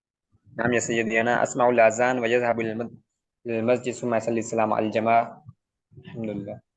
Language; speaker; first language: Arabic; non-native, learner; Urdu